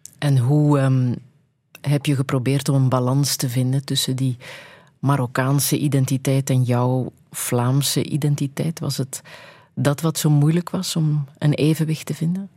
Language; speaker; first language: Dutch; native; Dutch